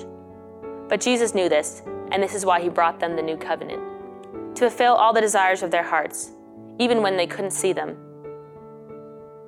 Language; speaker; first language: English; native; English